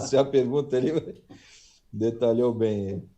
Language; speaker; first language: Portuguese; native; Portuguese